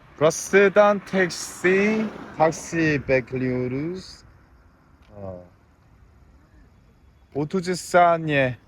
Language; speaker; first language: Turkish; non-native, learner; Korean